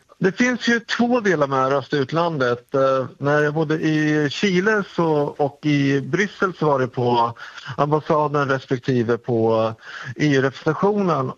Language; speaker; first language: Swedish; native; Swedish